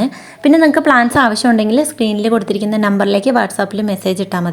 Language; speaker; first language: Malayalam; native; Malayalam